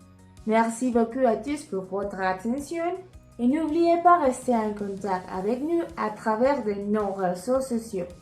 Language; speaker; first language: French; non-native, learner; Spanish